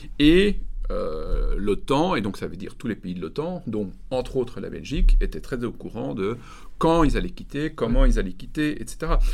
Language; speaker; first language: French; native; French